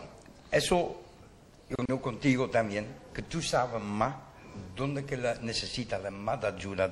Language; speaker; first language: Spanish; non-native, learner; Dutch